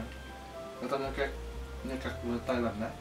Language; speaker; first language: Russian; non-native, learner; Indonesian